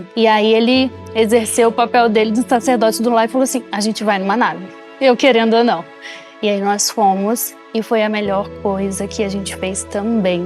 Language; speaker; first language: Portuguese; native; Portuguese